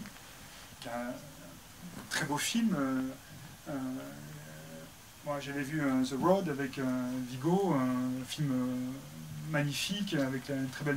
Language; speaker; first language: French; native; French